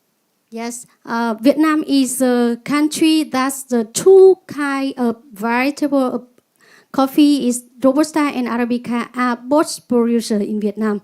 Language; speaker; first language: English; non-native, learner; Vietnamese